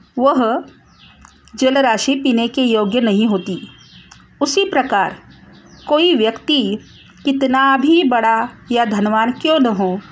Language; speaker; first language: Hindi; non-native, local second language; Marathi